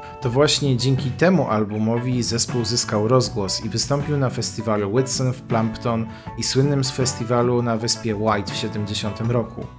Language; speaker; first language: Polish; native; Polish